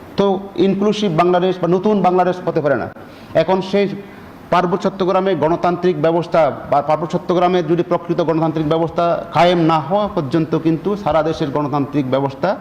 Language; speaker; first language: Bangla; non-native, local second language; Chakma